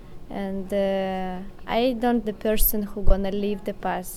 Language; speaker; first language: English; non-native, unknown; Russian